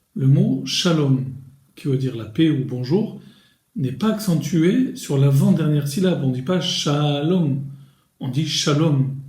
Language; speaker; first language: French; native; French